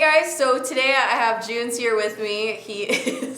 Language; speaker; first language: English; native; English